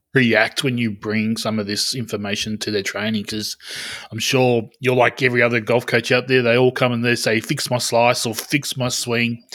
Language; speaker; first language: English; native; English